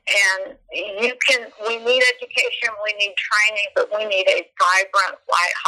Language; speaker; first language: English; native; English